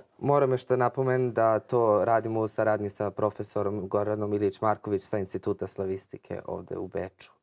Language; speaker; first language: Bosnian; non-native, fluent; German